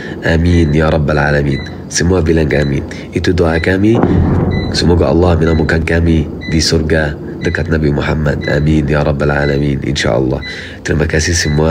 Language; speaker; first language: Indonesian; non-native, fluent; Arabic